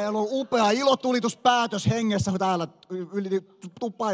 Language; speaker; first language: Finnish; native; Finnish